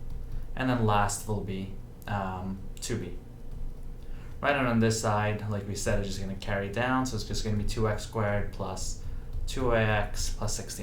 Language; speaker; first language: English; native; English